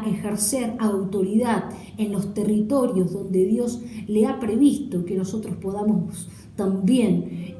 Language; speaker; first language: Spanish; native; Spanish